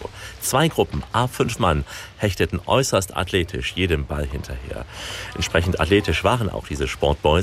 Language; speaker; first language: German; native; German